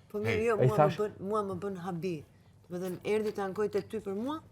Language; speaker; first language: Albanian; native; Albanian